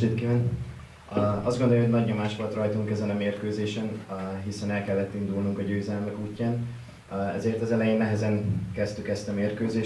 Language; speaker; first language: Hungarian; native; Hungarian